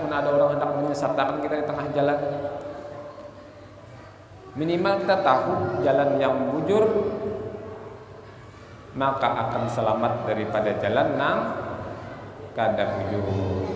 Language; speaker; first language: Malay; non-native, local second language; Banjar